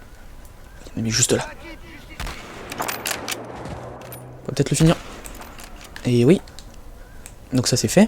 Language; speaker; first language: French; native; French